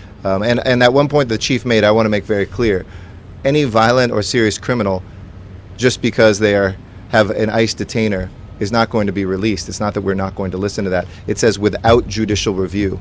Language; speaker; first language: English; native; English